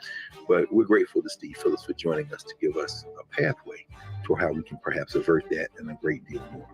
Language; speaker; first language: English; native; English